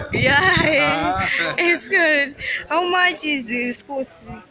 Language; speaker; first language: English; non-native, learner; Portuguese